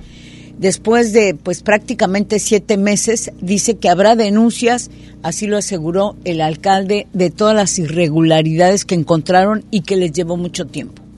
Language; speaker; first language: Spanish; native; Spanish